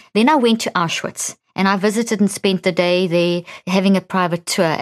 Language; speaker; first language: English; native; English